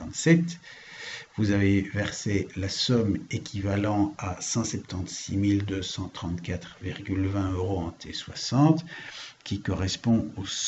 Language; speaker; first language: French; native; French